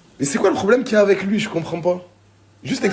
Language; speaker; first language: French; native; French